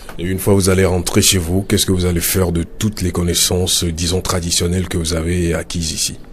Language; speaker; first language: French; non-native, local second language; Ewe